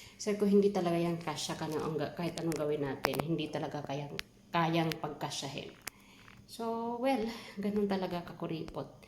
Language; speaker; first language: Filipino; non-native, local second language; Waray